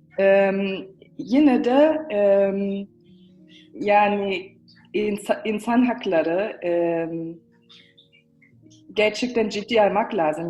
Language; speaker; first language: Turkish; early bilingual, heritage; Turkish